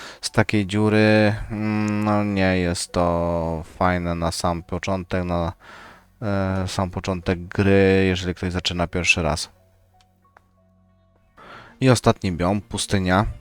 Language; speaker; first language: Polish; native; Polish